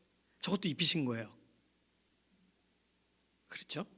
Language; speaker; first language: Korean; native; Korean